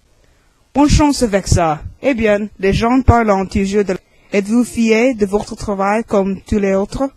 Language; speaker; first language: French; non-native, learner; English